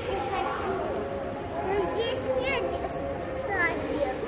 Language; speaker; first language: Russian; early bilingual, other home language; Tajik